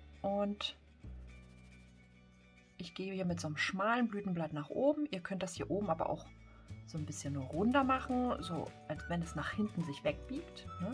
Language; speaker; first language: German; native; German